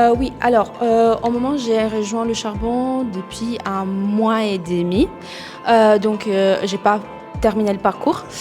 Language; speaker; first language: French; non-native, fluent; Italian